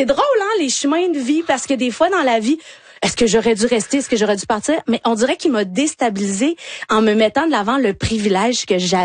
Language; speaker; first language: French; native; French